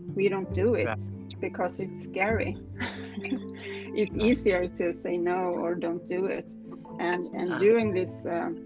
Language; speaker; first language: English; non-native, fluent; Swedish